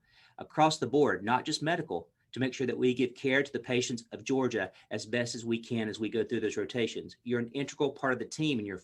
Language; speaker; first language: English; native; English